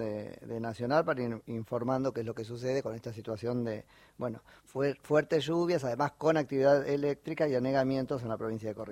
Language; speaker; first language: Spanish; native; Spanish